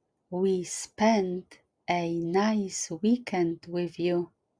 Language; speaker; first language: English; non-native, fluent; Polish